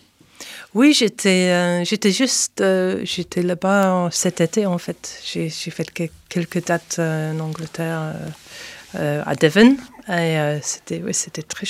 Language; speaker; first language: French; non-native, fluent; English